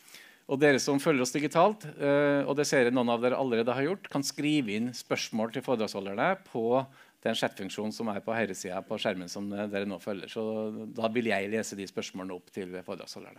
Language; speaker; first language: Norwegian; native; Norwegian